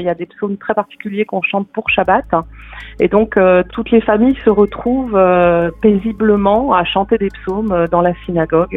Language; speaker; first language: French; native; French